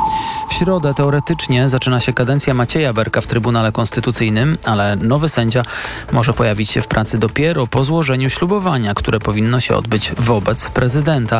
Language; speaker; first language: Polish; native; Polish